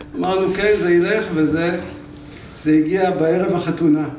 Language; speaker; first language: Hebrew; native; Hebrew